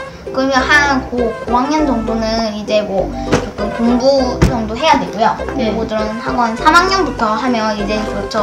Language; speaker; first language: Korean; native; Korean